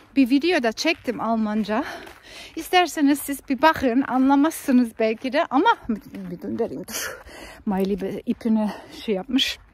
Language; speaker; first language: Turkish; non-native, fluent; German